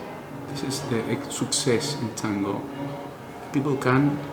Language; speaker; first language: English; non-native, learner; Spanish